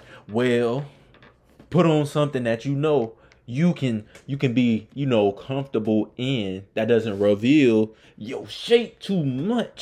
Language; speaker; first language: English; native; English